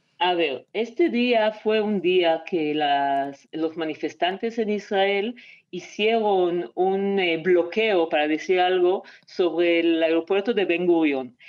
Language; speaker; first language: Spanish; non-native, fluent; Hebrew